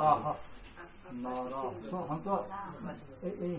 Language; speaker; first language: Japanese; non-native, learner; Bangla